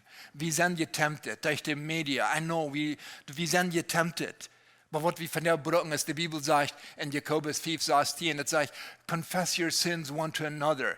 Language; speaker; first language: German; non-native, learner; Low German